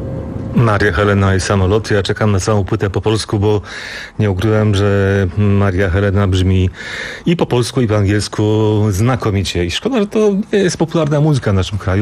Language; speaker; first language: Polish; native; Polish